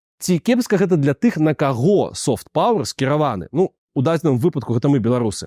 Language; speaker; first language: Belarusian; non-native, local second language; Russian